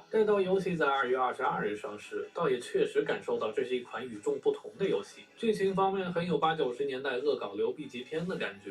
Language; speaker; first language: Chinese; native; Chinese